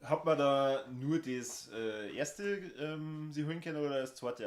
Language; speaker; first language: German; native; German